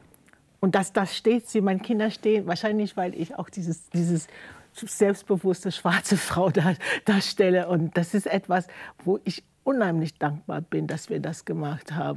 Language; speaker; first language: German; non-native, fluent; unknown